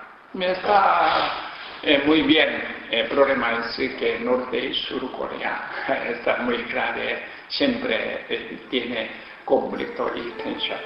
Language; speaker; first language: Spanish; non-native, learner; Korean